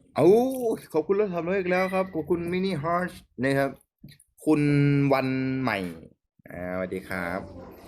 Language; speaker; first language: Thai; native; Thai